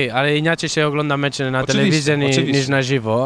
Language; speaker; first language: Polish; non-native, fluent; Catalan